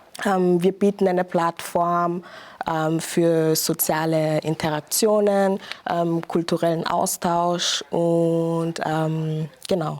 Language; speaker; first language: German; non-native, fluent; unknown